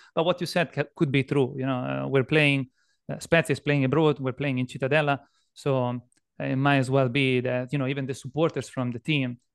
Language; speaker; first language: English; non-native, fluent; Italian